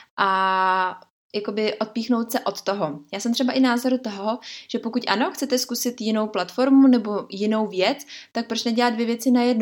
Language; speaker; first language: Czech; native; Czech